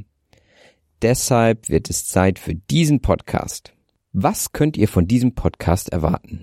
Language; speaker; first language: German; native; German